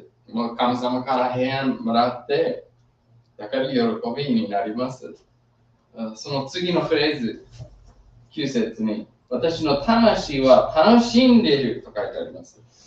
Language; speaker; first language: Japanese; non-native, fluent; English